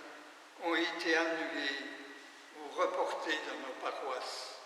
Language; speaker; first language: French; native; French